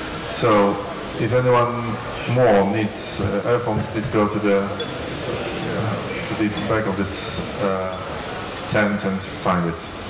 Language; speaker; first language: English; non-native, fluent; Polish